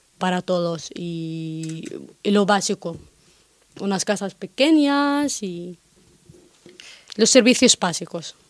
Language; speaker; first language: Spanish; non-native, fluent; Arabic